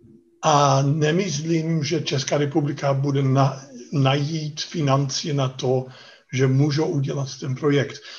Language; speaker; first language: Czech; non-native, fluent; Dutch